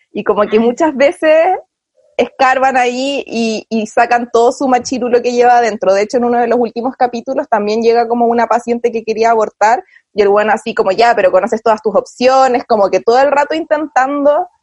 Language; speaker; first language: Spanish; native; Spanish